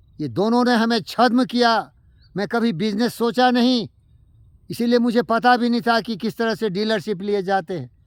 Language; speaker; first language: Hindi; native; Hindi